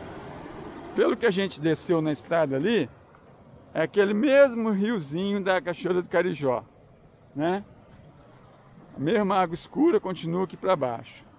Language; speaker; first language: Portuguese; native; Portuguese